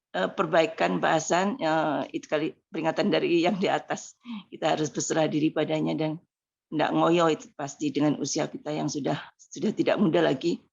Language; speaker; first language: Indonesian; native; Indonesian